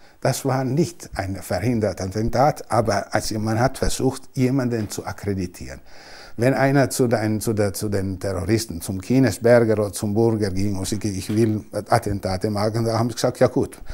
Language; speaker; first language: German; non-native, local second language; Italian